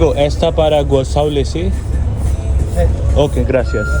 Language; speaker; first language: Spanish; non-native, learner; Hindi